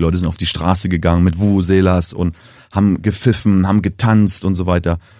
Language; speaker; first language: German; early bilingual, heritage; German